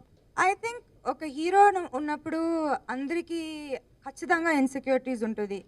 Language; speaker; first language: Telugu; non-native, local second language; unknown